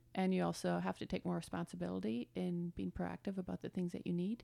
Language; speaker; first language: English; early bilingual, other home language; German